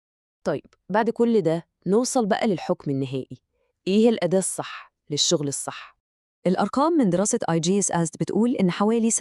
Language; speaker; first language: Arabic; native; Arabic